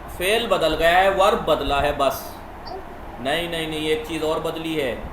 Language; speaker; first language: Urdu; native; Urdu